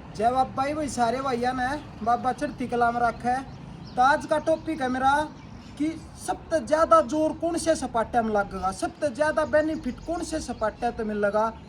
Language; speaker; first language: Hindi; non-native, local second language; Haryanvi